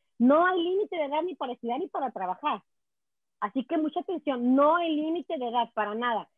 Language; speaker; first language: Spanish; native; Spanish